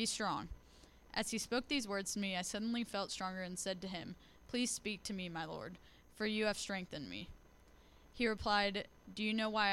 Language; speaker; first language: English; native; English